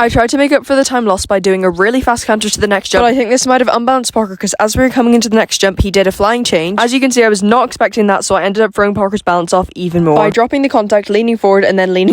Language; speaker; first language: English; native; English